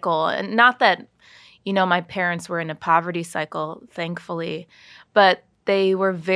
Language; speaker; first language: English; native; English